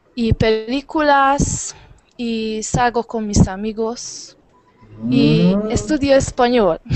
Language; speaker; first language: Spanish; non-native, learner; Hungarian